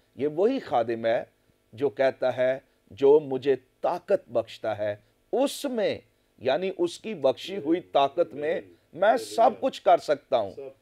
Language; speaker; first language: Urdu; non-native, local second language; Punjabi